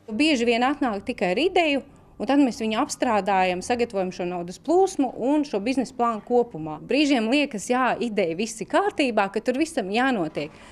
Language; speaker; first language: Latvian; native; Latvian